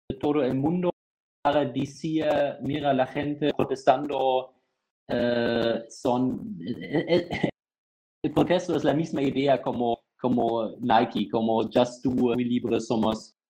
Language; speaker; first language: Spanish; non-native, fluent; German